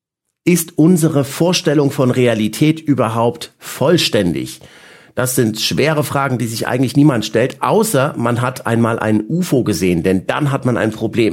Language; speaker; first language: German; native; German